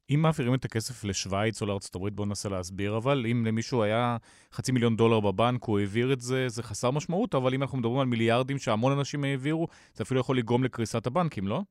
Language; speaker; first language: Hebrew; native; Hebrew